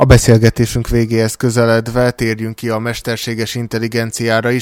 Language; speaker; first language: Hungarian; native; Hungarian